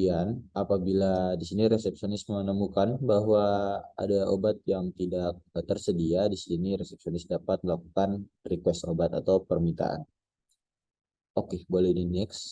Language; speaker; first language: Indonesian; native; Indonesian